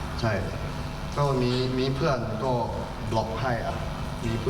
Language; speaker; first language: Thai; non-native, learner; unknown